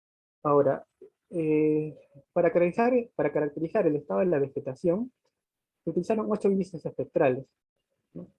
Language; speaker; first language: Spanish; native; Spanish